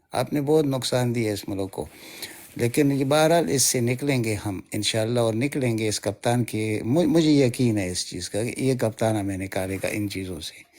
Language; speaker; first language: Urdu; non-native, local second language; Pashto